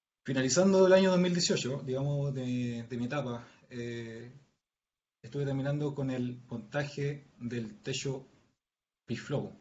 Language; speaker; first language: Spanish; native; Spanish